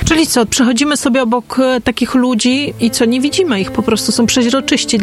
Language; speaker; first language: Polish; native; Polish